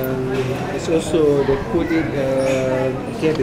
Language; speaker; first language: English; non-native, learner; Indonesian